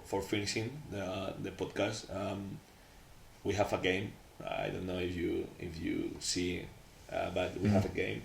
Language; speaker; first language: English; non-native, learner; Spanish